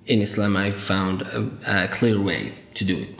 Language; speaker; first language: English; non-native, fluent; Arabic